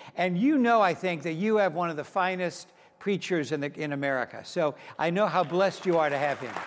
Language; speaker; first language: English; native; English